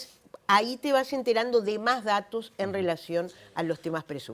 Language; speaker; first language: Spanish; native; Spanish